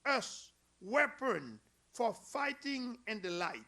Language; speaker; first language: English; non-native, learner; Haitian Creole